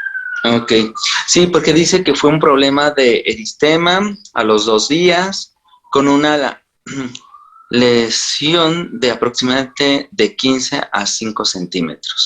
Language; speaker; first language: Spanish; native; Spanish